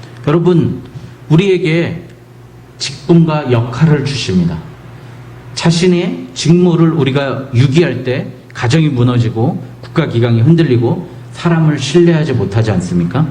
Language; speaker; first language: Korean; native; Korean